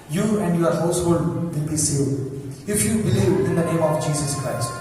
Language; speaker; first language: English; non-native, local second language; Telugu